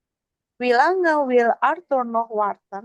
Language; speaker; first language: German; non-native, learner; Indonesian